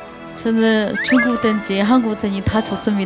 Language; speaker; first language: Korean; non-native, learner; Chinese